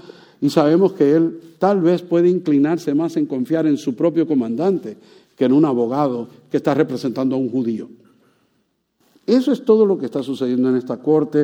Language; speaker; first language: Spanish; native; Spanish